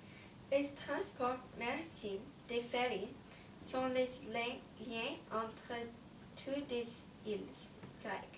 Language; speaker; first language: French; non-native, learner; English